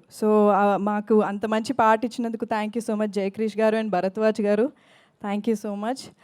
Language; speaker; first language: Telugu; native; Telugu